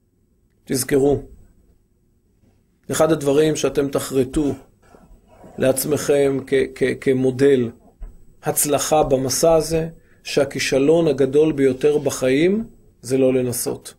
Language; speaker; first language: Hebrew; native; Hebrew